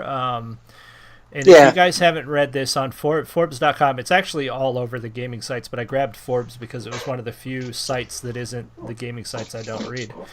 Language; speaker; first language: English; native; English